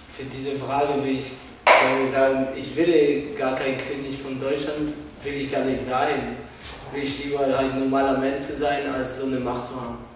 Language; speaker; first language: German; non-native, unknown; Polish